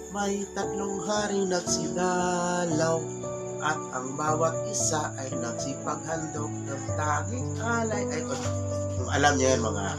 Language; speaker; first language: Filipino; non-native, local second language; Cebuano